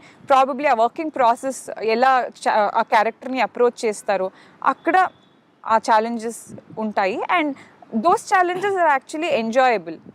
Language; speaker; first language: Telugu; non-native, fluent; Kannada